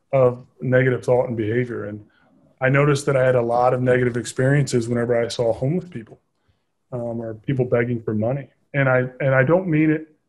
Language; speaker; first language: English; native; English